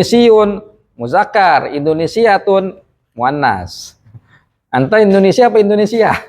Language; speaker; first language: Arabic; non-native, fluent; Indonesian